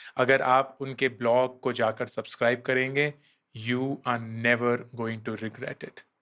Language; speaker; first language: Hindi; native; Hindi